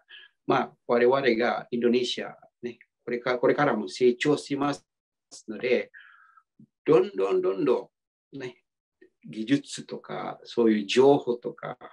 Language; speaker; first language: Japanese; non-native, fluent; Indonesian